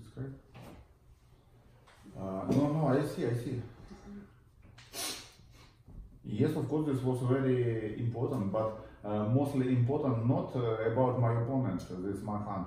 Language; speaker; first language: English; non-native, learner; Russian